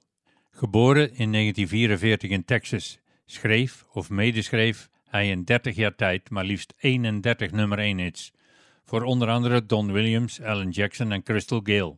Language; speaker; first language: Dutch; native; Dutch